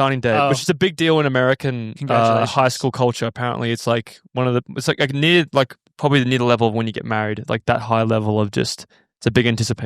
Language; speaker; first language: English; native; English